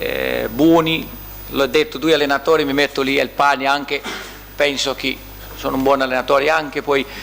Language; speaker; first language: Italian; non-native, fluent; Portuguese